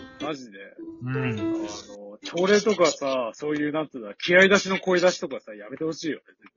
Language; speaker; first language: Japanese; native; Japanese